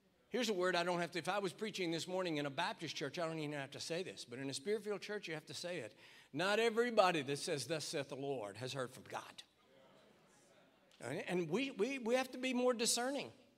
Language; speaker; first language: English; native; English